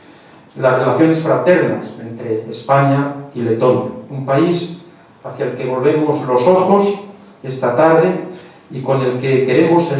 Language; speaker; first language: Spanish; native; Spanish